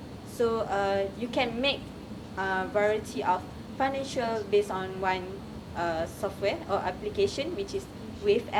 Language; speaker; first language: English; non-native, learner; Malay